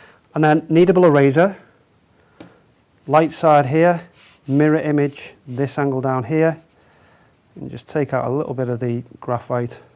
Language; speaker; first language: English; native; English